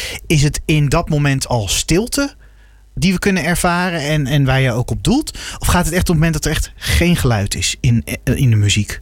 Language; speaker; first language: Dutch; native; Dutch